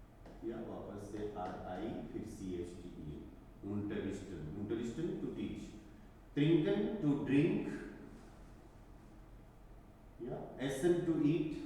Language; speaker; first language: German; non-native, fluent; Hindi